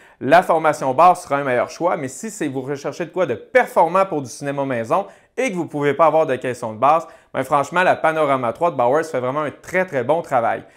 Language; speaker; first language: French; native; French